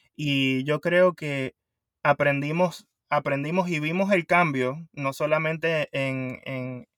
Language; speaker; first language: Spanish; native; Spanish